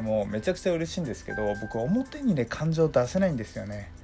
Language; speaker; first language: Japanese; native; Japanese